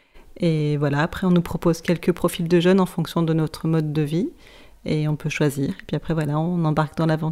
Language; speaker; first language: French; native; French